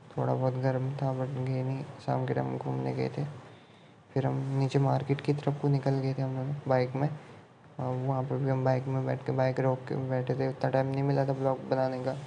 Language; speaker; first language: Hindi; native; Hindi